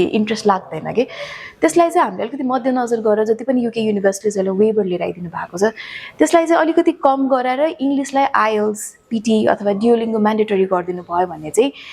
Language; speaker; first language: Nepali; native; Nepali